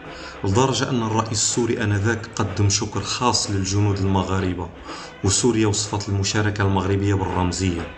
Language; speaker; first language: Arabic; native; Arabic